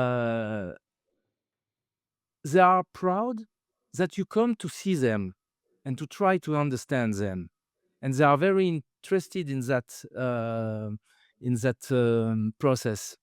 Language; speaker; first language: English; non-native, fluent; French